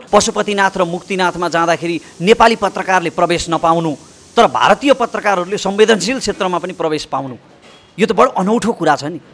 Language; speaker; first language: Nepali; native; Nepali